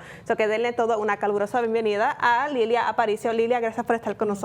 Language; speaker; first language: Spanish; native; Spanish